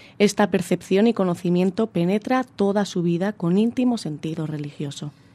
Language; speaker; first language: Spanish; native; Spanish